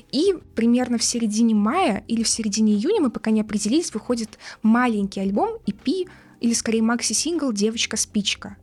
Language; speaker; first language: Russian; native; Russian